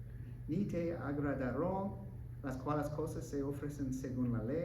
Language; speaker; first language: Spanish; non-native, learner; English